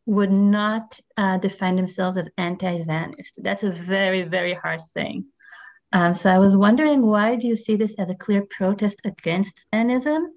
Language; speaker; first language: English; non-native, fluent; Hebrew